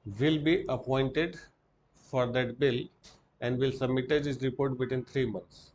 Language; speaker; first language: English; non-native, local second language; Hindi